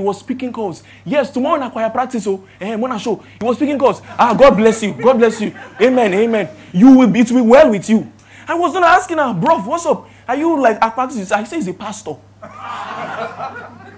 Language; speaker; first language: English; non-native, local second language; Yoruba